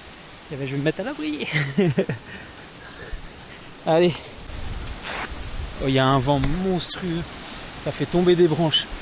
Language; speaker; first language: French; native; French